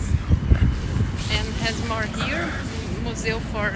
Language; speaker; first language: English; non-native, learner; Portuguese